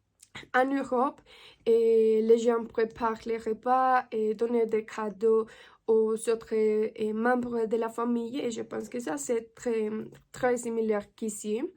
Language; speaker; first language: French; non-native, learner; Spanish